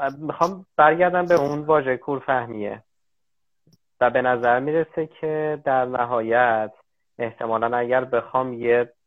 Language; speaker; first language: Persian; native; Persian